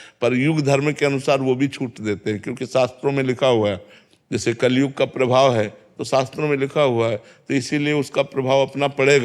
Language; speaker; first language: Hindi; native; Hindi